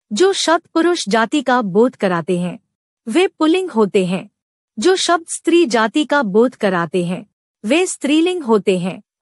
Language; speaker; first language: Hindi; native; Hindi